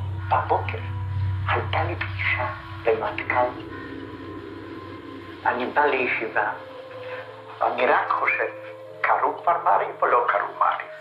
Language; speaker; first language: Hebrew; non-native, fluent; Polish